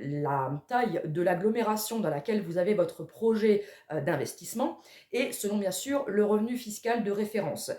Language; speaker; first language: French; native; French